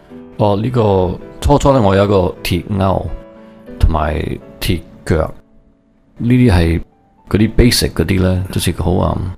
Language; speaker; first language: Cantonese; early bilingual, heritage; Cantonese